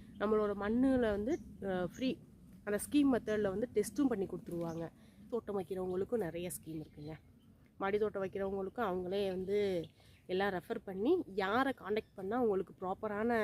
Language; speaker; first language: Tamil; native; Tamil